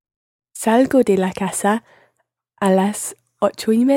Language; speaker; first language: Spanish; non-native, learner; English